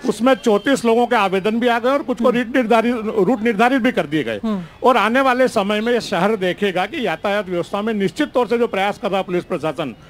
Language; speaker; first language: Hindi; native; Hindi